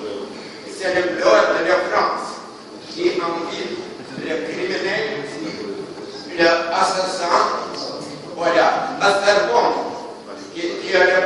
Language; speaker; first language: French; non-native, fluent; Russian